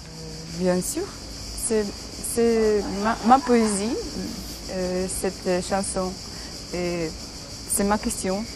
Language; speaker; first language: French; non-native, learner; Ukrainian